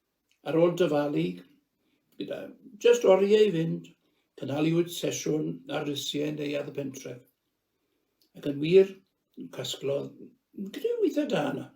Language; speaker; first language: Welsh; native; Welsh